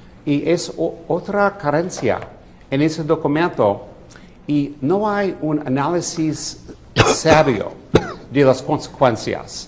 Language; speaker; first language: Spanish; non-native, fluent; English